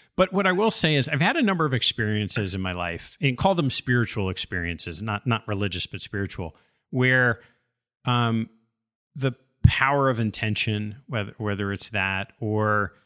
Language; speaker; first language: English; native; English